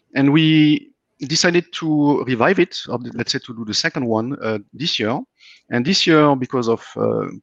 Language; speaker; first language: English; non-native, fluent; French